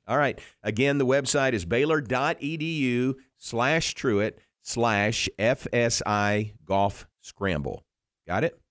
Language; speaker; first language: English; native; English